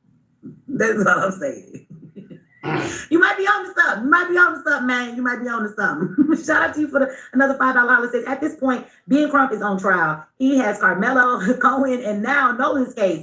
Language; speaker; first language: English; native; English